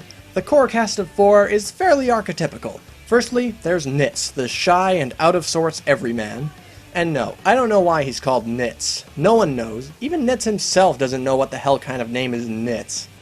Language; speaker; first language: English; native; English